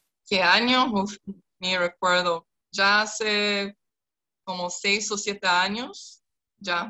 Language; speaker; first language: Spanish; non-native, fluent; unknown